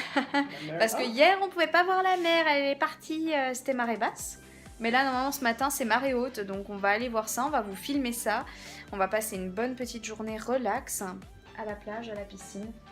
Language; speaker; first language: French; native; French